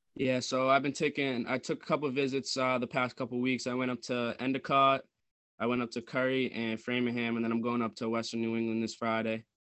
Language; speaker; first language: English; native; English